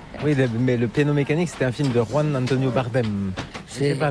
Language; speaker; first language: French; native; French